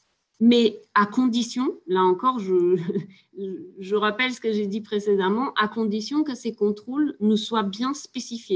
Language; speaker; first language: French; native; French